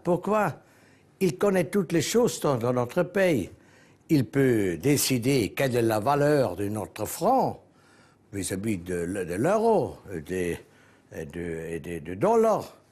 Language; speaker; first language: French; non-native, local second language; German